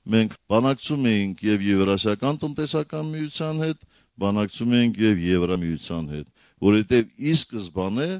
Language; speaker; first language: Armenian; native; Armenian